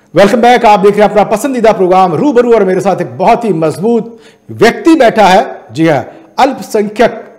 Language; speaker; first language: Hindi; native; Hindi